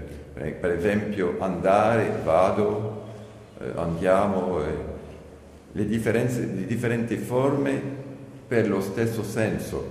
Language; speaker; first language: Italian; non-native, learner; French